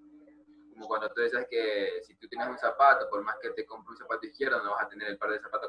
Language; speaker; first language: Spanish; native; Spanish